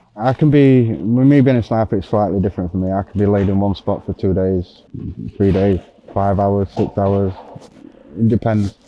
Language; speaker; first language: English; native; English